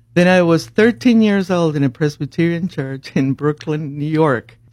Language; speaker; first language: English; early bilingual, other home language; Spanish